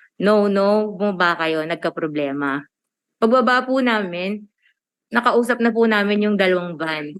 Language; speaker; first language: Filipino; native; Filipino